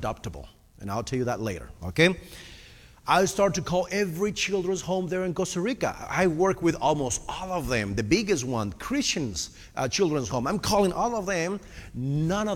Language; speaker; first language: English; non-native, fluent; Spanish